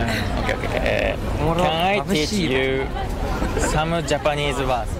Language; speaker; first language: English; non-native, local second language; Japanese